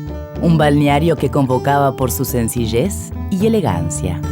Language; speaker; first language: Spanish; native; Spanish